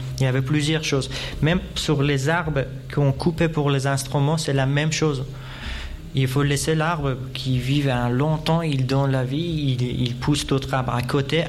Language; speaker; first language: French; non-native, fluent; Persian